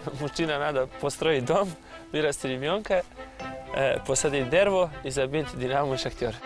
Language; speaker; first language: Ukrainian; non-native, learner; Serbian